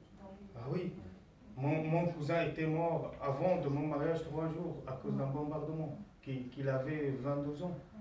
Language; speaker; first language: French; non-native, fluent; Arabic